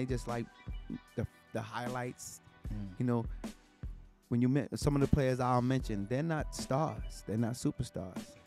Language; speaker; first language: English; native; English